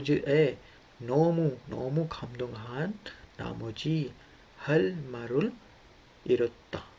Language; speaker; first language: Korean; non-native, fluent; Urdu